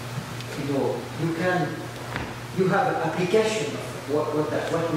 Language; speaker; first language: English; non-native, learner; French